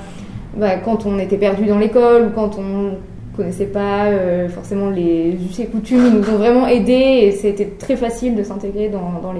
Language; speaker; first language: French; non-native, learner; German